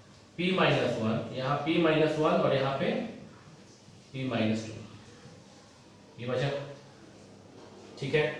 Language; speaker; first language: Hindi; native; Hindi